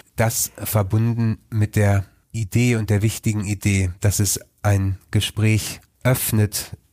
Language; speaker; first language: German; native; German